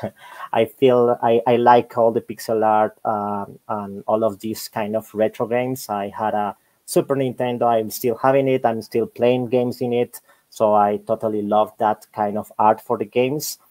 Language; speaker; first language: English; non-native, fluent; Spanish